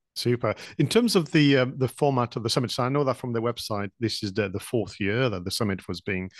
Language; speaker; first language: English; non-native, fluent; French